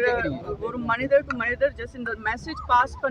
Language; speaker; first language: Tamil; non-native, learner; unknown